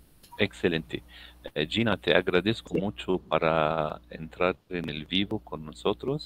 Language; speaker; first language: Spanish; non-native, learner; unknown